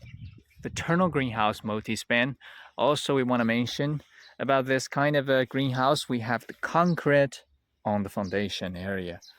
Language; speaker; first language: English; non-native, fluent; Chinese